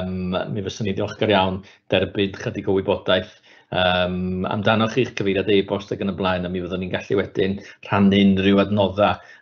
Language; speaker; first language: Welsh; native; Welsh